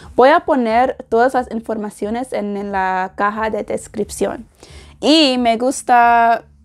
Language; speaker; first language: Spanish; non-native, learner; English